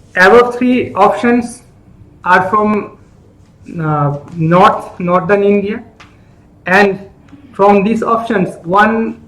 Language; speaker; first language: English; non-native, local second language; Bangla